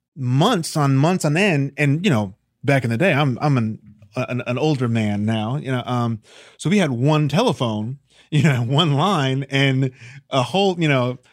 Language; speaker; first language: English; native; English